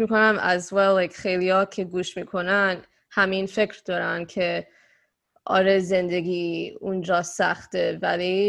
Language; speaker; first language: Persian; early bilingual, heritage; Persian